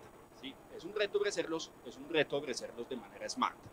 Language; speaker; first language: Spanish; native; Spanish